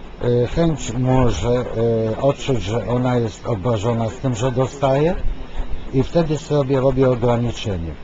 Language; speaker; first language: Polish; non-native, fluent; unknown